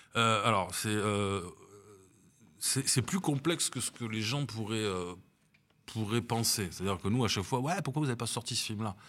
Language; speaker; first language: French; native; French